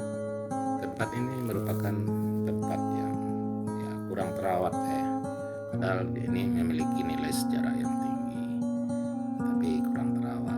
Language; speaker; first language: Indonesian; non-native, local second language; Minangkabau